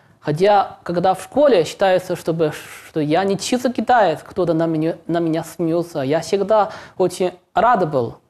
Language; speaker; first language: Russian; non-native, learner; Chinese